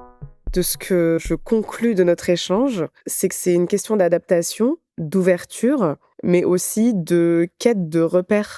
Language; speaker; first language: French; native; French